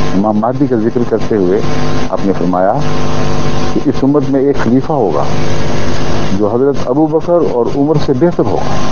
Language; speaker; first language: Urdu; native; Urdu